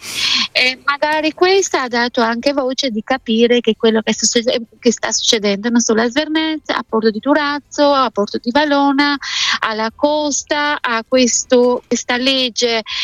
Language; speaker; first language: Italian; non-native, fluent; Albanian